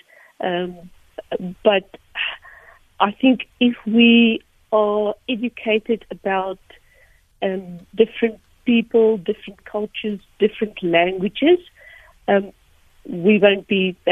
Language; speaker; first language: English; non-native, local second language; Afrikaans